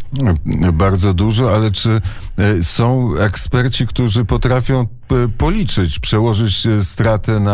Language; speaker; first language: Polish; native; Polish